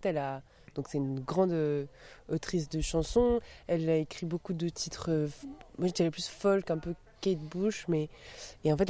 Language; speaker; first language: French; native; French